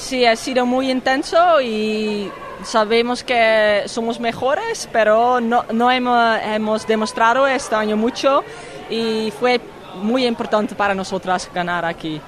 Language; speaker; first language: Spanish; non-native, fluent; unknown